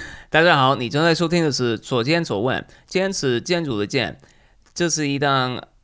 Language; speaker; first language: Chinese; non-native, fluent; English